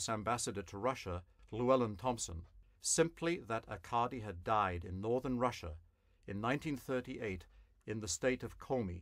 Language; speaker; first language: English; native; English